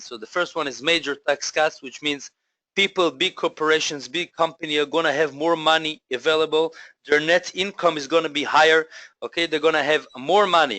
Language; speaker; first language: English; non-native, fluent; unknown